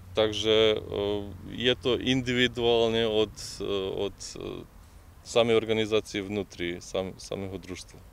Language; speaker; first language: Slovak; native; Slovak